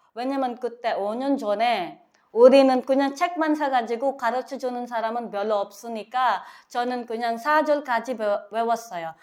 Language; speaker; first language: Korean; non-native, learner; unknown